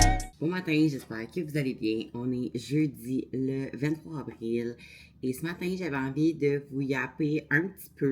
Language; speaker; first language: French; native; French